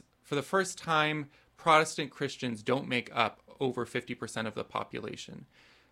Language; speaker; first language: English; native; English